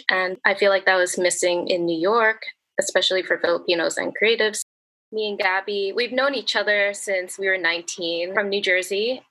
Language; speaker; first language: English; native; English